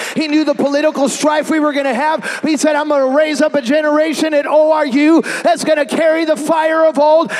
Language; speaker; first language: English; native; English